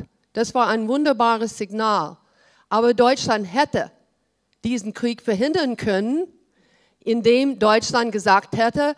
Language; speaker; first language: German; early bilingual, heritage; German